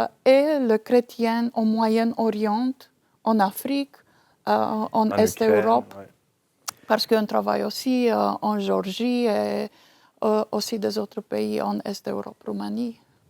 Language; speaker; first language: French; non-native, fluent; Romanian